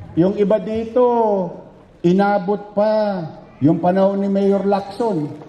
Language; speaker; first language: Filipino; native; Filipino